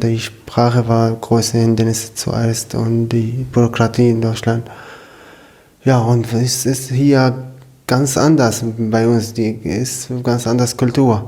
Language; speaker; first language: German; non-native, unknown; Arabic